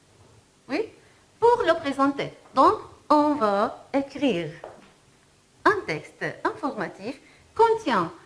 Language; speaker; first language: French; non-native, fluent; Arabic